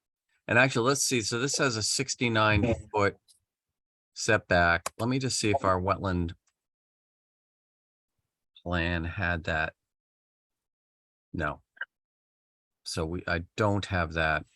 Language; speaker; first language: English; native; English